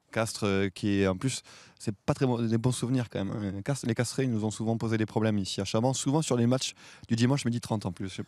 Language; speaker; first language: French; native; French